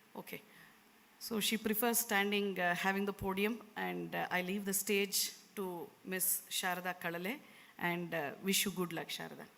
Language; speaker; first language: English; non-native, local second language; Kannada